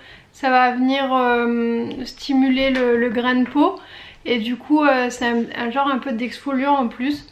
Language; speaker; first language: French; native; French